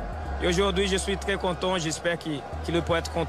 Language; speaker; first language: French; non-native, fluent; Portuguese